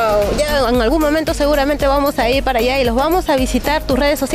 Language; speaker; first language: Spanish; native; Spanish